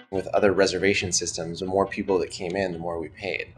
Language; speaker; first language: English; native; English